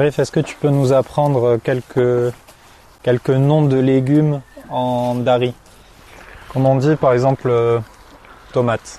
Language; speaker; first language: French; native; French